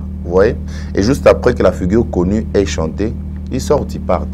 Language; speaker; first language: French; non-native, local second language; Swahili